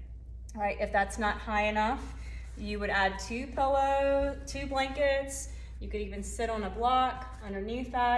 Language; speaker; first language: English; native; English